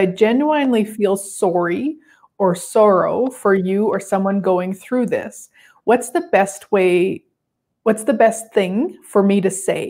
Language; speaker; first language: English; native; English